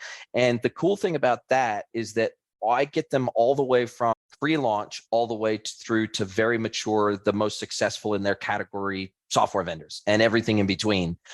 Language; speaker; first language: English; native; English